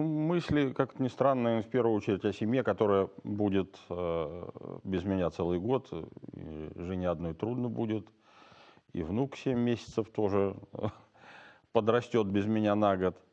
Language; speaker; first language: Russian; native; Russian